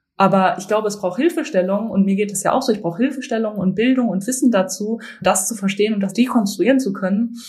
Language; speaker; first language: German; native; German